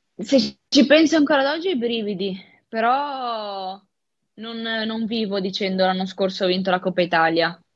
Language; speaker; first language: Italian; native; Italian